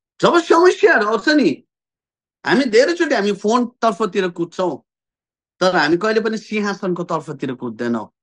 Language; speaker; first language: Nepali; native; Nepali